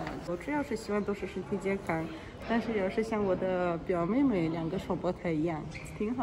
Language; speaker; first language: Chinese; non-native, fluent; Russian